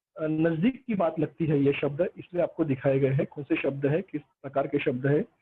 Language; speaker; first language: Hindi; non-native, local second language; Marathi